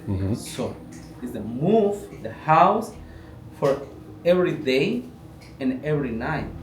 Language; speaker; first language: English; non-native, learner; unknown